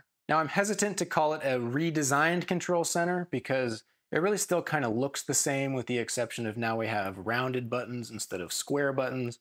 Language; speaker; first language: English; native; English